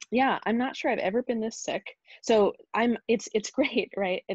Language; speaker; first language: English; native; English